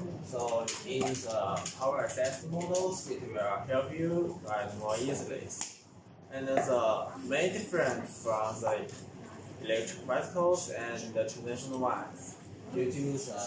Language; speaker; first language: English; non-native, learner; Chinese